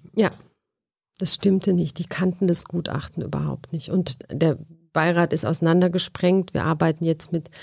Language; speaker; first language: German; native; German